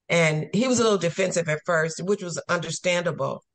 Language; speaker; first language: English; native; English